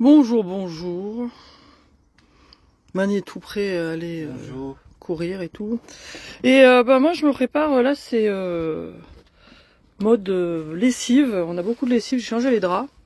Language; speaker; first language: French; native; French